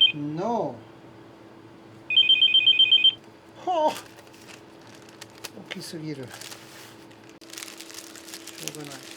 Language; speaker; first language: Japanese; non-native, learner; English